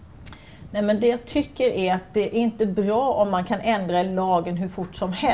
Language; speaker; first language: Swedish; native; Swedish